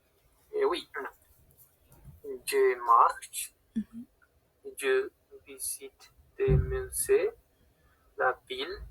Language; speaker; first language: French; non-native, learner; Spanish